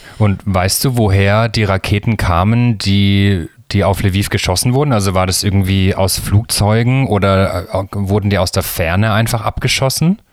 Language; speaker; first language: German; native; German